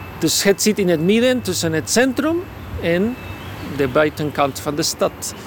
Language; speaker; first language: Dutch; non-native, fluent; Spanish